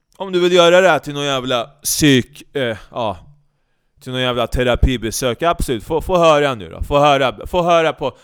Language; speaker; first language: Swedish; native; Swedish